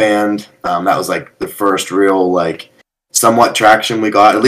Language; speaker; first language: English; native; English